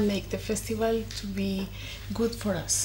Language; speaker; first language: English; non-native, fluent; Spanish